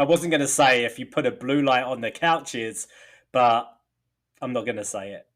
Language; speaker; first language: English; native; English